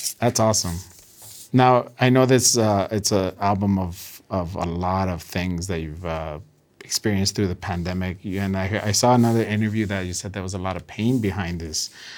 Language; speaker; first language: English; early bilingual, other home language; Spanish